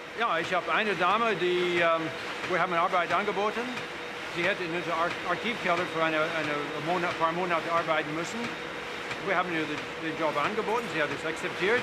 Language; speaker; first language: German; non-native, fluent; English